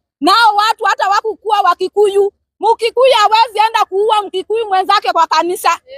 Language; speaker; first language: Swahili; non-native, local second language; Luo (Kenya and Tanzania)